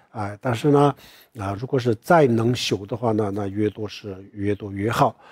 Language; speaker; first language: Chinese; non-native, local second language; Tibetan